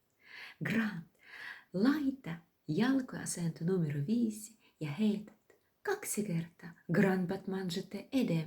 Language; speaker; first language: Finnish; non-native, fluent; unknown